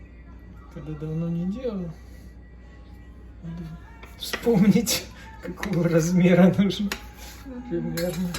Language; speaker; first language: Russian; native; Russian